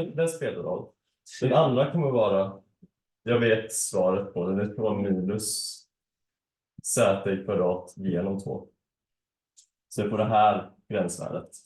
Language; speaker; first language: Swedish; native; Swedish